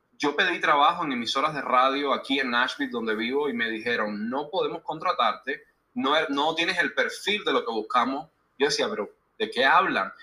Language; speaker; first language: Spanish; native; Spanish